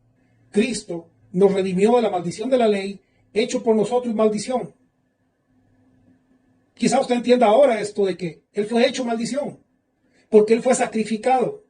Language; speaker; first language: Spanish; native; Spanish